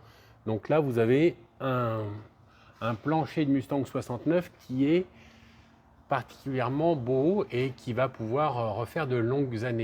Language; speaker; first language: French; native; French